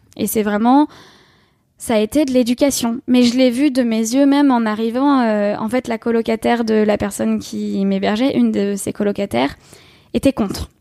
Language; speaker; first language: French; native; French